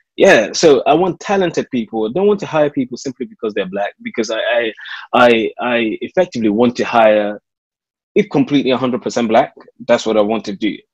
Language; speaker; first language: English; native; English